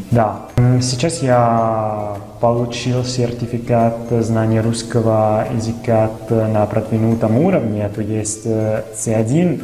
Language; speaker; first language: Russian; non-native, fluent; Italian